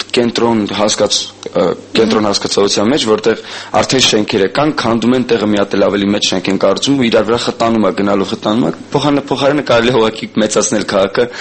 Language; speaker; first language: Armenian; early bilingual, heritage; Armenian